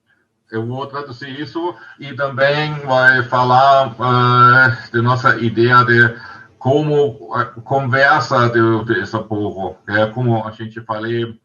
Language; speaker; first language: Portuguese; non-native, learner; German